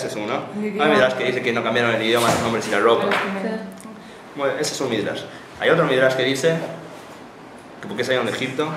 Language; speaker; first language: Spanish; native; Spanish